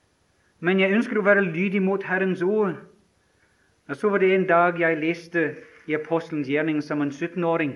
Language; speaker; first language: Norwegian; non-native, fluent; English